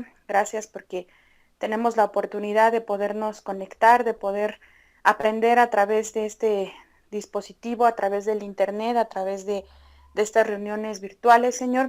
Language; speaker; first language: Spanish; native; Spanish